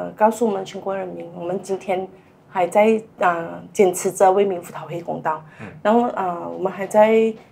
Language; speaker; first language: Chinese; native; Chinese